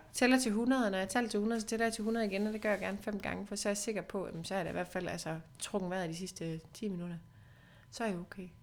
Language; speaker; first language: Danish; native; Danish